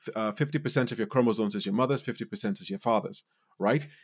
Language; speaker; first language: English; non-native, local second language; Yoruba